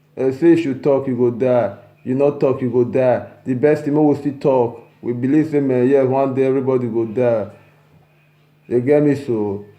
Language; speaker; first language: Nigerian Pidgin; non-native, local second language; Esan